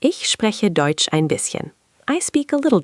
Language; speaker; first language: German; non-native, fluent; English